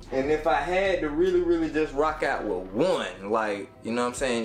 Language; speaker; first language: English; native; English